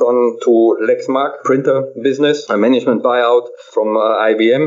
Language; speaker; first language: English; non-native, fluent; German